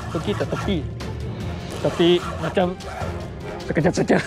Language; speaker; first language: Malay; non-native, local second language; Chinese